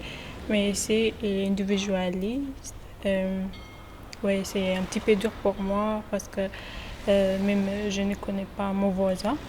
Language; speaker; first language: French; non-native, learner; Amharic